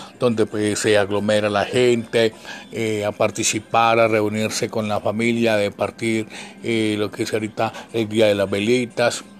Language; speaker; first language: Spanish; native; Spanish